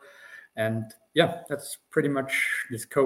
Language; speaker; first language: English; non-native, fluent; German